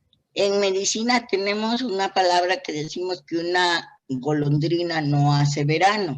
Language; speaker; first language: Spanish; native; Spanish